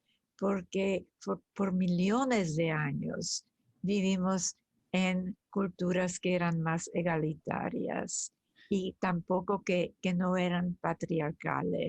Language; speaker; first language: Spanish; early bilingual, other home language; German